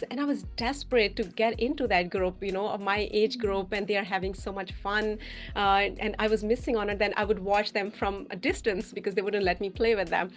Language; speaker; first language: English; non-native, fluent; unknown